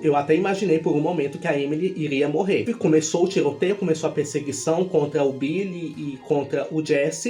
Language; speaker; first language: Portuguese; native; Portuguese